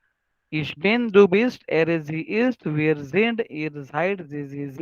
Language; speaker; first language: German; non-native, learner; Marathi